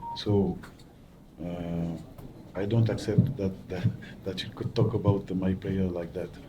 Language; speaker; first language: English; non-native, learner; French